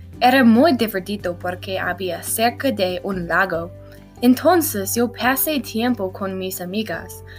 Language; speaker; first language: Spanish; non-native, learner; English